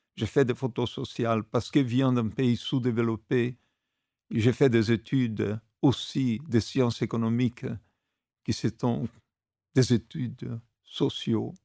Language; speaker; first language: French; non-native, fluent; Portuguese